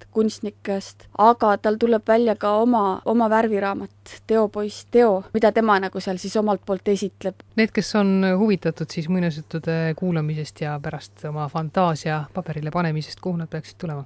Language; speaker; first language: Estonian; native; Estonian